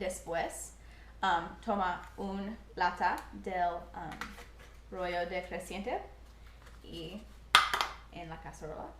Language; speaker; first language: Spanish; non-native, learner; English